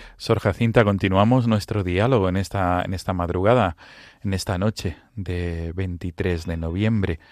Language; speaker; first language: Spanish; native; Spanish